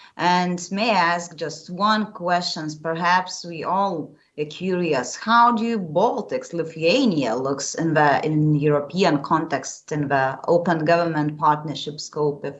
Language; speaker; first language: English; non-native, fluent; Lithuanian